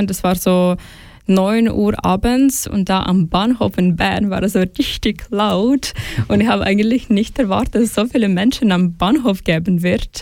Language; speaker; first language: German; non-native, fluent; Ukrainian